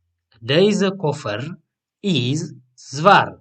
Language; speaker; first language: Dutch; non-native, fluent; Tigrinya